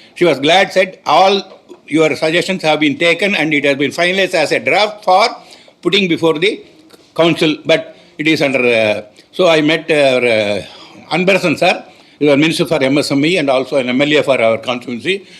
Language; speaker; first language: English; non-native, local second language; Tamil